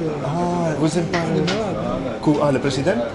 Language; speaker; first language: French; non-native, learner; Spanish